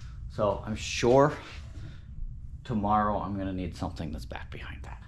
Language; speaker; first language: English; native; English